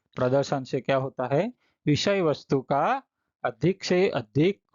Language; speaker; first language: Hindi; non-native, local second language; Gujarati